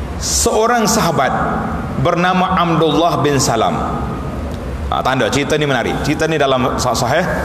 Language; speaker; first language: Malay; native; Malay